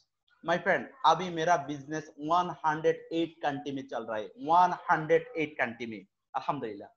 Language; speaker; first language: Hindi; non-native, fluent; Bangla